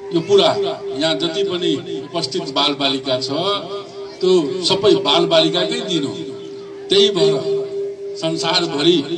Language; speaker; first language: Nepali; non-native, local second language; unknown